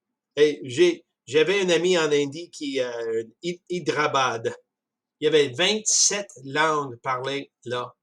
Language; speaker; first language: French; non-native, fluent; English